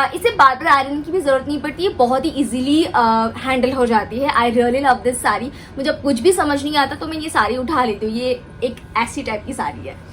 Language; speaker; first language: Hindi; non-native, local second language; Bangla